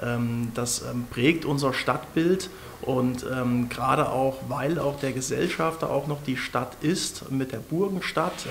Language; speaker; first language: German; native; German